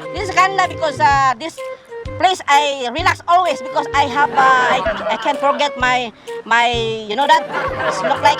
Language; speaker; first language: English; non-native, learner; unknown